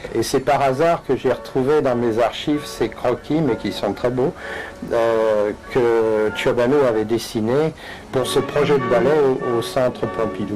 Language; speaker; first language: French; native; French